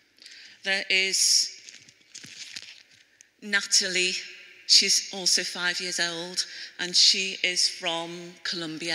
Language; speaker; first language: English; native; English